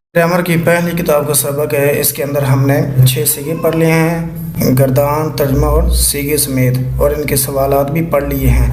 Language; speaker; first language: Urdu; non-native, local second language; Punjabi